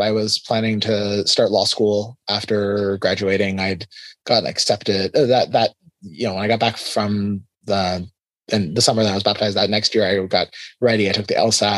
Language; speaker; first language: English; early bilingual, other home language; Hebrew